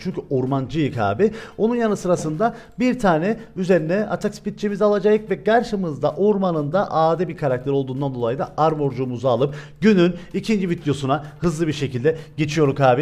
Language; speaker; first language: Turkish; native; Turkish